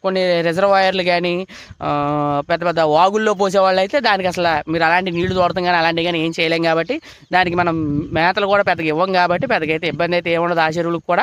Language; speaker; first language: Telugu; native; Telugu